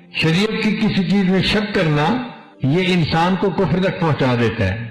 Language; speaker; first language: Urdu; non-native, local second language; Punjabi